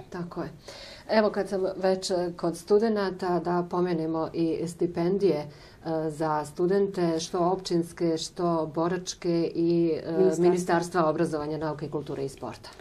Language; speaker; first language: Bosnian; native; Bosnian